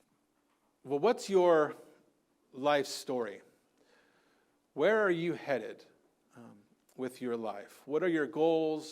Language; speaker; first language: English; native; English